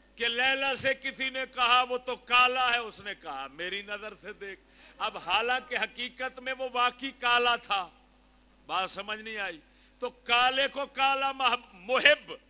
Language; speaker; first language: Urdu; non-native, local second language; Punjabi